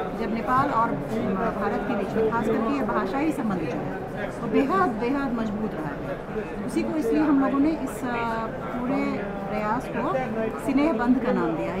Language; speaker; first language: Hindi; non-native, local second language; Maithili